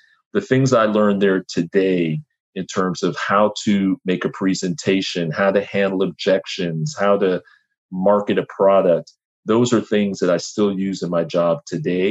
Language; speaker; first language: English; native; English